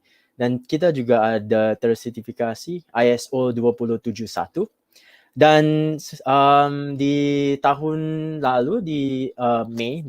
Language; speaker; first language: Indonesian; non-native, fluent; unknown